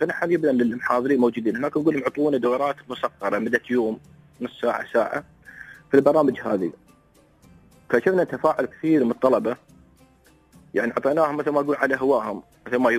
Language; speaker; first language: Arabic; native; Arabic